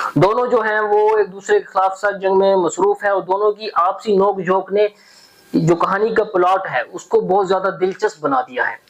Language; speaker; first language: Urdu; native; Urdu